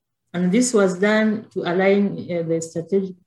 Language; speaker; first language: English; non-native, local second language; Kinyarwanda